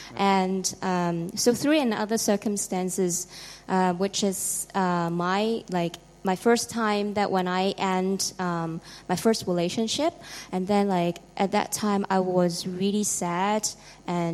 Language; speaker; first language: English; non-native, local second language; Cantonese